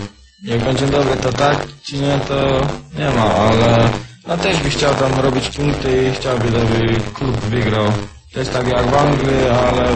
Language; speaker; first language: Polish; non-native, learner; Croatian